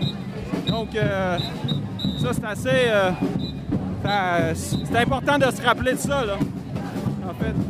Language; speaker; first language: French; native; French